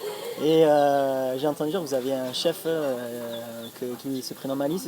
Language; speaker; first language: French; native; French